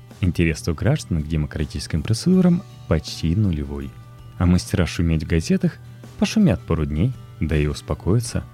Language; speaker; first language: Russian; native; Russian